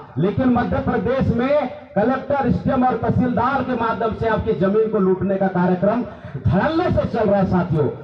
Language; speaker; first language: Hindi; non-native, local second language; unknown